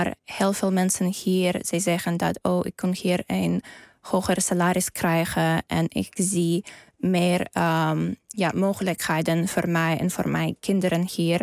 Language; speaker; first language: Dutch; non-native, learner; Ukrainian